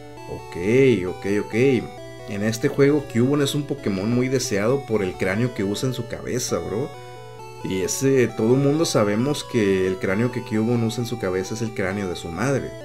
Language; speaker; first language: Spanish; native; Spanish